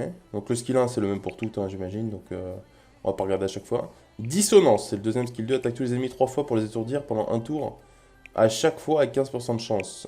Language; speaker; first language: French; native; French